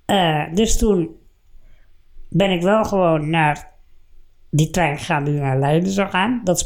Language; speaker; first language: Dutch; native; Dutch